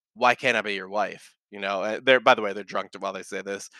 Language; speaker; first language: English; native; English